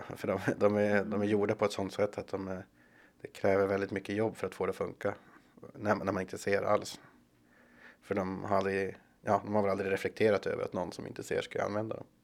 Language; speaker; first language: Swedish; native; Swedish